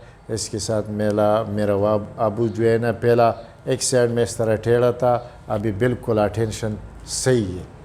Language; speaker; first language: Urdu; non-native, local second language; Pashto